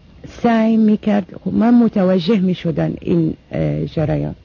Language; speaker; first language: Persian; non-native, fluent; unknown